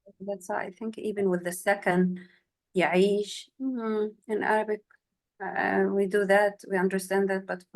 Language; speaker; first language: English; non-native, fluent; Arabic